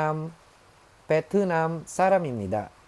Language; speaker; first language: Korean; non-native, learner; Filipino